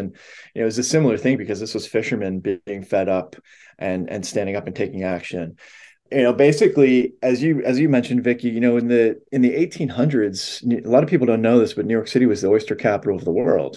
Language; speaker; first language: English; native; English